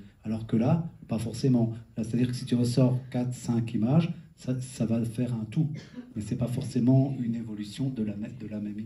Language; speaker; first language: French; native; French